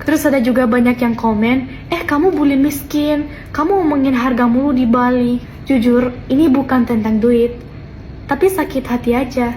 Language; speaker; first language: Indonesian; non-native, fluent; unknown